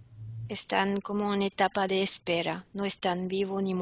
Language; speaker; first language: Spanish; non-native, fluent; French